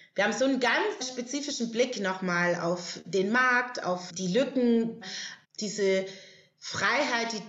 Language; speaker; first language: German; native; German